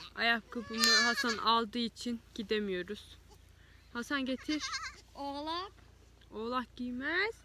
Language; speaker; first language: Turkish; native; Turkish